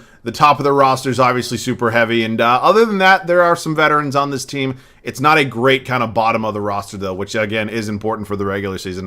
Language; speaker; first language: English; native; English